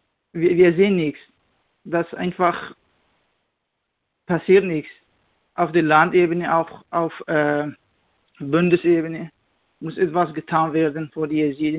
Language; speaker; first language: German; non-native, learner; Kurdish